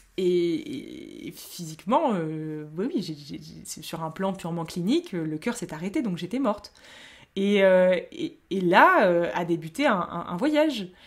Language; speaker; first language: French; native; French